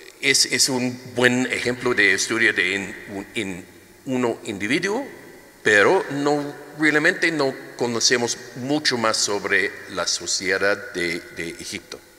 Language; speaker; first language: Spanish; non-native, learner; English